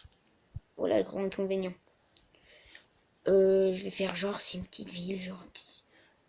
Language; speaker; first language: French; native; French